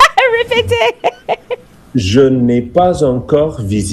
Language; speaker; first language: French; non-native, fluent; English